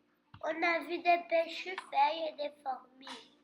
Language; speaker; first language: French; non-native, learner; Portuguese